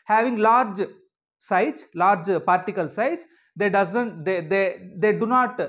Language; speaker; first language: English; non-native, local second language; Telugu